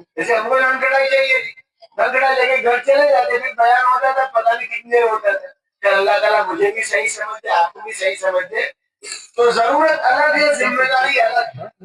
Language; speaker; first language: Urdu; native; Urdu